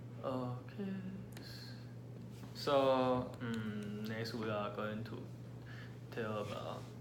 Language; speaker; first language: English; non-native, learner; Chinese